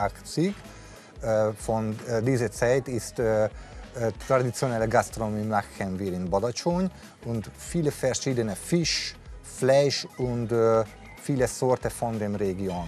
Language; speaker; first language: German; non-native, learner; Hungarian